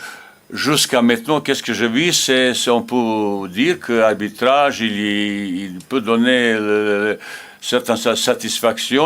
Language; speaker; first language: French; non-native, learner; Bosnian